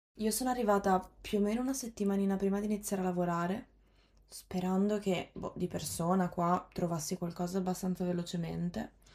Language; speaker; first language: Italian; native; Italian